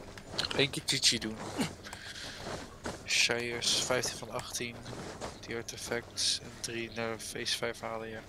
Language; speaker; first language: Dutch; native; Dutch